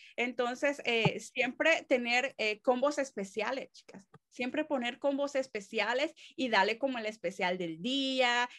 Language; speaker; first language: Spanish; native; Spanish